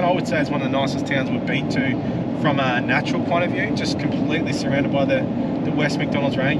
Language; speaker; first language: English; native; English